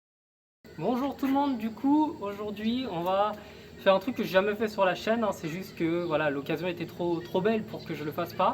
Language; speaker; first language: French; native; French